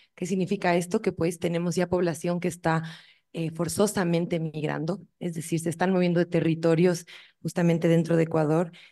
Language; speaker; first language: Spanish; native; Spanish